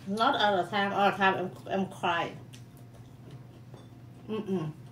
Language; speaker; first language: English; non-native, learner; Vietnamese